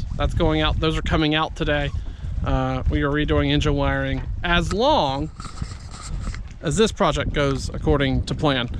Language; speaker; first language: English; native; English